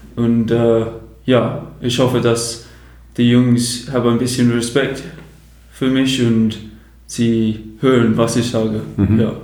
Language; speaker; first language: German; non-native, fluent; English